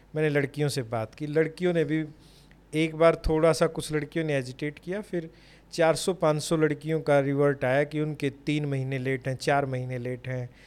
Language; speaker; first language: Hindi; native; Hindi